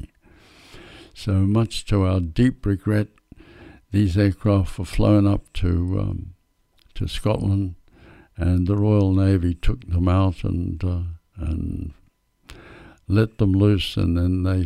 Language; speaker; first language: English; native; English